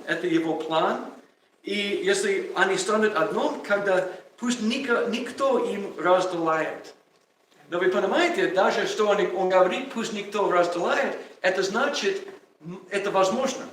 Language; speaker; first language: Russian; non-native, learner; English